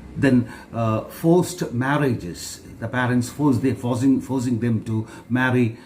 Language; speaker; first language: English; non-native, local second language; Malayalam